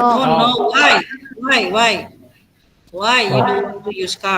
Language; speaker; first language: English; non-native, fluent; Indonesian